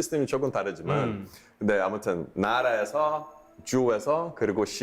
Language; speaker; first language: Korean; non-native, fluent; Portuguese